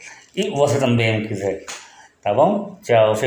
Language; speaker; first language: Portuguese; non-native, learner; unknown